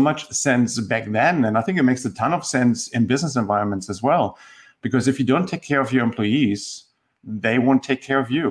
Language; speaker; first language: English; non-native, fluent; German